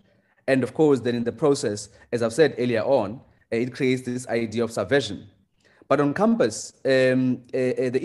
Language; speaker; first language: English; non-native, local second language; Xhosa